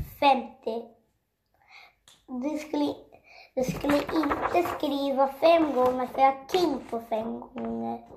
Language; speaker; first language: Swedish; early bilingual, other home language; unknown